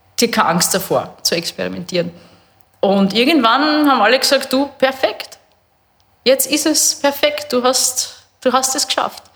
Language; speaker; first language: German; native; German